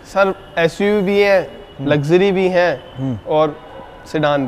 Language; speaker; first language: Hindi; native; Hindi